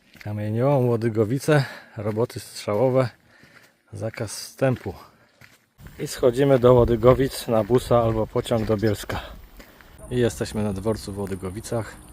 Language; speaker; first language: Polish; native; Polish